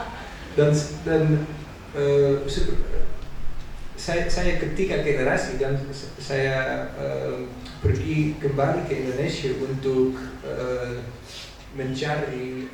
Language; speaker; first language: Indonesian; non-native, learner; Dutch